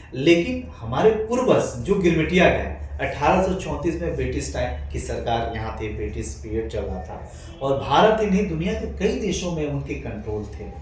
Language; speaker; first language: Hindi; native; Hindi